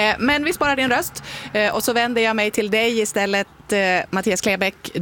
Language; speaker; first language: Swedish; native; Swedish